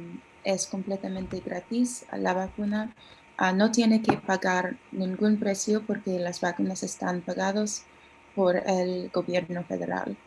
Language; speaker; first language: Spanish; non-native, learner; English